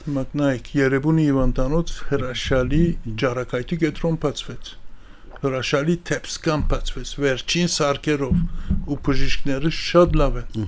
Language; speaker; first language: Armenian; early bilingual, heritage; Armenian